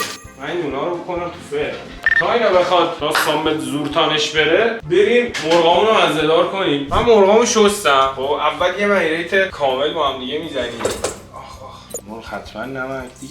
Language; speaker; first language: Persian; native; Persian